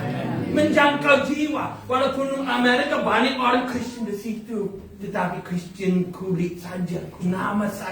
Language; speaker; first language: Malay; non-native, fluent; English